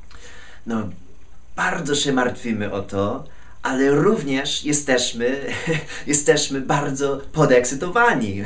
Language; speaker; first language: Polish; non-native, fluent; English